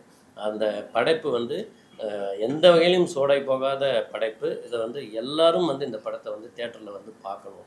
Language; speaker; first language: Tamil; native; Tamil